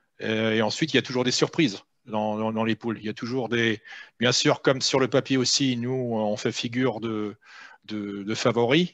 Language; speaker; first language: French; native; French